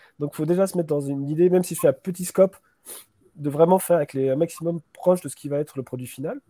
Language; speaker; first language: French; native; French